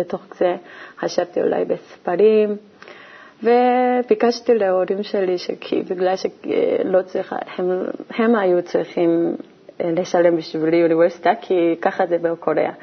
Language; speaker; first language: Hebrew; non-native, learner; Korean